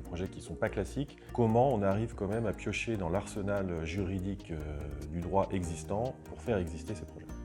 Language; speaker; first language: French; native; French